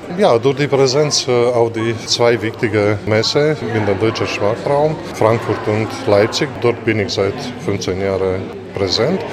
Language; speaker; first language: German; non-native, fluent; Romanian